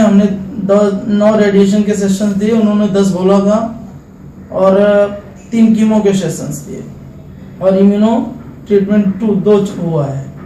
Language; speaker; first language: Hindi; native; Hindi